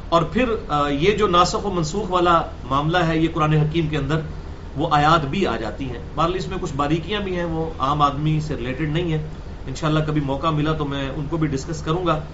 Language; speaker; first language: Urdu; non-native, local second language; Punjabi